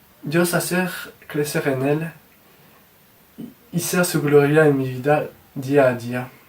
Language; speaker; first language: Spanish; non-native, learner; French